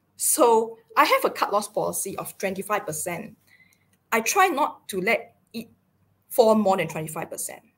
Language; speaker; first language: English; non-native, local second language; Chinese